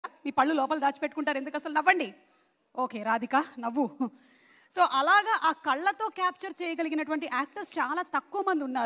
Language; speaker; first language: Telugu; native; Telugu